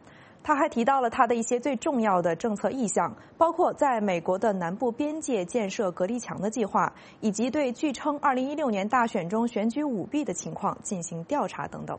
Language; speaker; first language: Chinese; native; Chinese